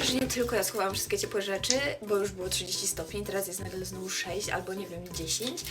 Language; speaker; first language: Polish; native; Polish